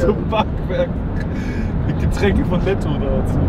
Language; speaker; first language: German; native; German